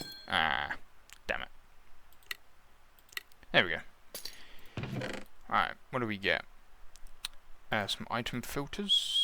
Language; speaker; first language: English; native; English